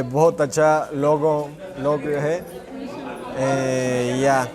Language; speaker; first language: Hindi; non-native, learner; Spanish